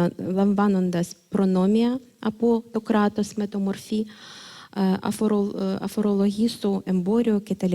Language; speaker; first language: Greek; non-native, fluent; Ukrainian